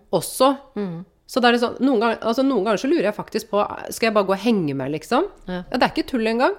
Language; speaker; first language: Norwegian; native; Norwegian